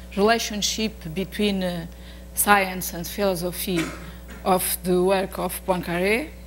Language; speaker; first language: English; non-native, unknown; Portuguese